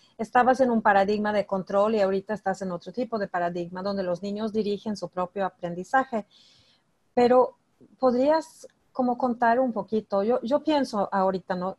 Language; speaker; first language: Spanish; non-native, fluent; Swedish